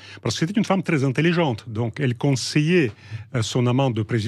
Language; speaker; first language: French; non-native, fluent; Russian